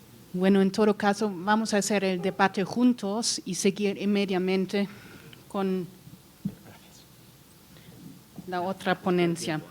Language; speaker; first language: Spanish; non-native, learner; German